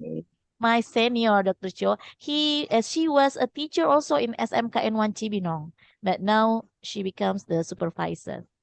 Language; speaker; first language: English; non-native, fluent; Indonesian